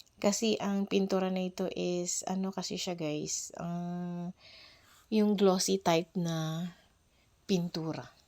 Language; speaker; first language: Filipino; non-native, local second language; Cebuano